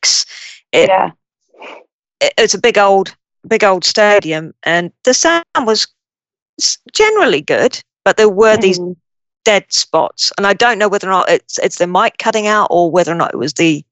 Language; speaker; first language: English; native; English